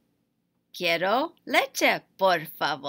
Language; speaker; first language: Spanish; non-native, learner; English